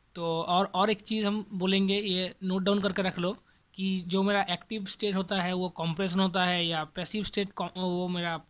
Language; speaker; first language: Hindi; non-native, local second language; Bangla